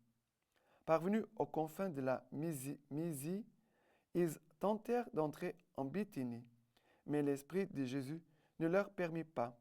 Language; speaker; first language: French; non-native, fluent; Portuguese